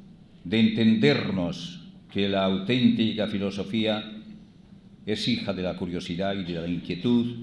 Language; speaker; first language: Spanish; native; Spanish